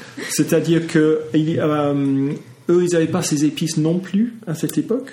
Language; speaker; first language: French; non-native, fluent; English